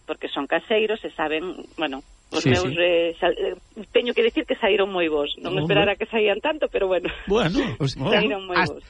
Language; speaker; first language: Galician; native; Galician